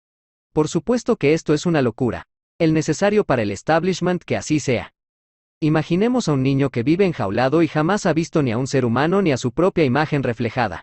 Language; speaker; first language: Spanish; native; Spanish